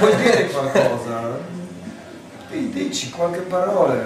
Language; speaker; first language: Italian; non-native, learner; Polish